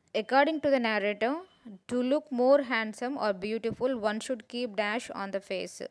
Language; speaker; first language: English; non-native, local second language; Telugu